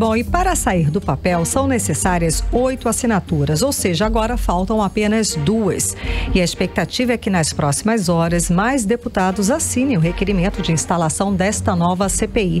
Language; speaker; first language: Portuguese; native; Portuguese